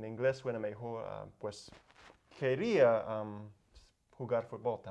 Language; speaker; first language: Spanish; non-native, learner; English